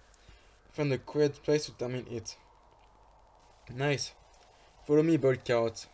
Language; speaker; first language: English; non-native, fluent; French